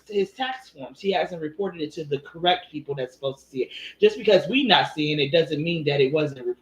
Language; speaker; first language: English; native; English